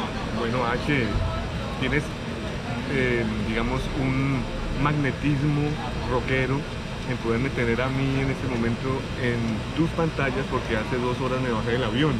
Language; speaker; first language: Spanish; native; Spanish